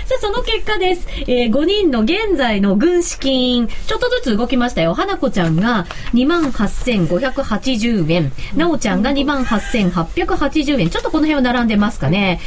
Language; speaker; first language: Japanese; native; Japanese